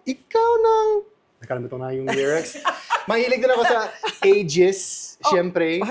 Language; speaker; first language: Filipino; non-native, fluent; English